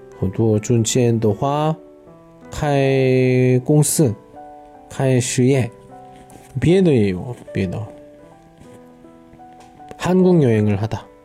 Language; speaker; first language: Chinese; non-native, learner; Korean